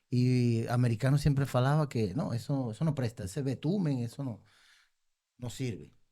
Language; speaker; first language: Portuguese; non-native, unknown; Spanish